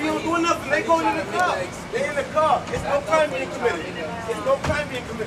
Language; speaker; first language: English; native; English